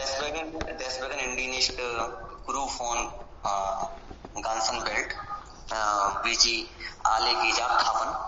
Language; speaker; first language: German; non-native, learner; Hindi